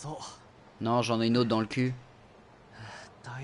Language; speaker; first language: French; native; French